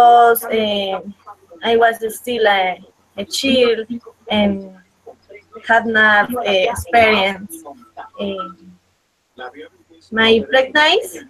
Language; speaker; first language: English; non-native, learner; Spanish